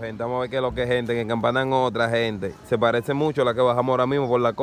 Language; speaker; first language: Spanish; native; Spanish